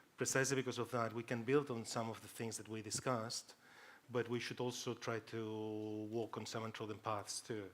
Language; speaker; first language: English; non-native, fluent; Catalan